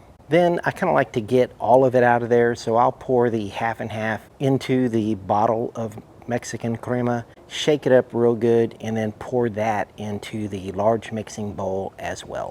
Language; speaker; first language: English; native; English